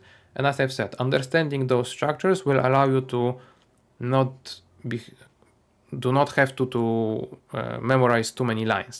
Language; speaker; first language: English; non-native, fluent; Polish